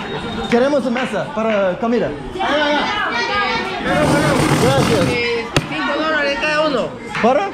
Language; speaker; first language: Spanish; non-native, learner; English